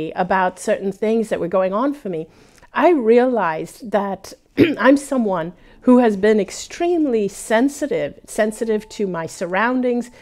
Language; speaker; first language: English; early bilingual, other home language; Hindi